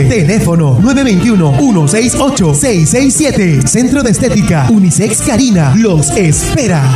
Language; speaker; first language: Spanish; native; Spanish